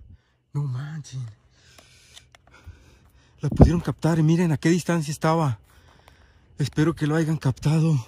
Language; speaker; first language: Spanish; native; Spanish